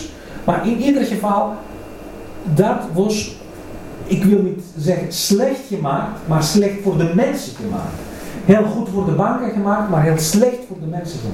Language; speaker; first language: Dutch; non-native, fluent; Greek